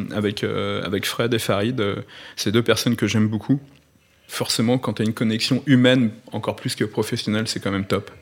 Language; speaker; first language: French; native; French